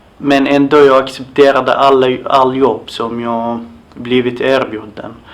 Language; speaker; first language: Swedish; non-native, fluent; Arabic